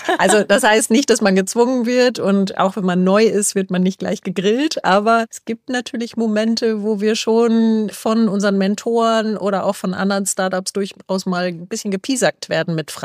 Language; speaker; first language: German; native; German